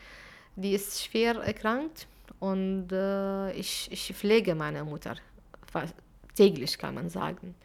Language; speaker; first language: German; non-native, fluent; Arabic